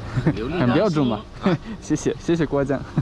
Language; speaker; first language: Chinese; non-native, fluent; Russian